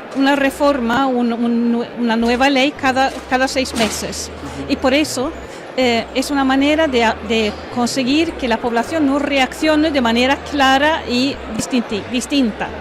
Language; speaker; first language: Spanish; non-native, fluent; Swedish